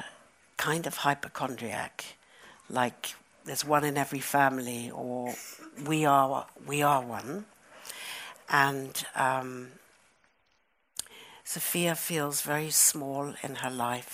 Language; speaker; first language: English; native; English